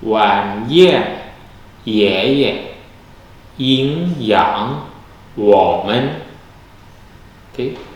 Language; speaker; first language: Chinese; non-native, fluent; Indonesian